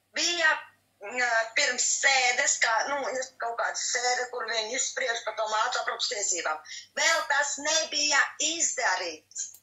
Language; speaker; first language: Latvian; native; Latvian